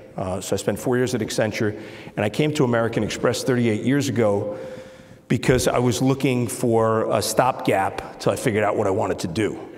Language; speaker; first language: English; native; English